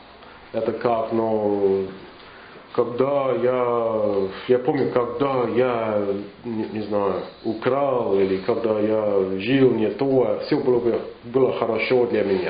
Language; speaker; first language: Russian; non-native, learner; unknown